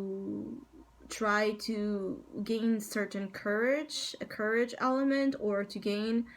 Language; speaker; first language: English; non-native, fluent; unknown